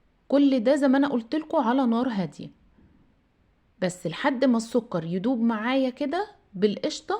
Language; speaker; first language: Arabic; native; Arabic